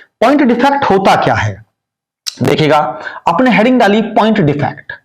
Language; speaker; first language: Hindi; native; Hindi